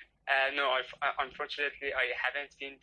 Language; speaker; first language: English; non-native, learner; Persian